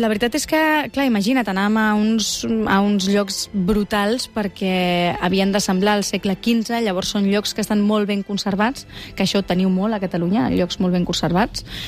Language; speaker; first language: Catalan; non-native, local second language; Spanish